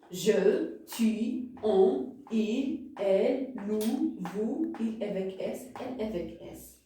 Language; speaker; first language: French; non-native, local second language; Arabic